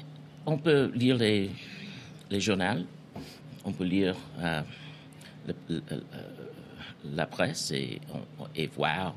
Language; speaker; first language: French; non-native, fluent; English